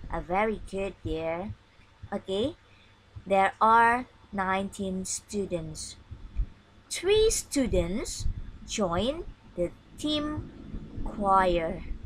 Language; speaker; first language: English; non-native, fluent; Indonesian